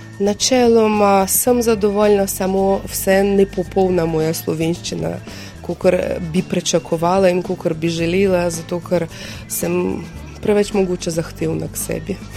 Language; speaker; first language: Slovenian; non-native, fluent; Ukrainian